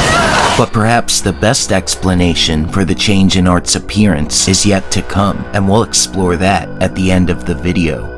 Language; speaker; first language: English; native; English